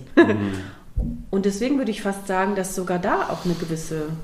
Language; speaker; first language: German; early bilingual, other home language; Russian